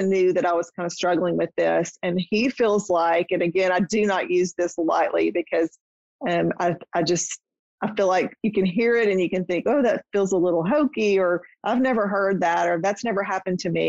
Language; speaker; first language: English; native; English